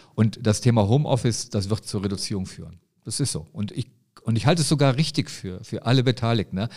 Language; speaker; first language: German; native; German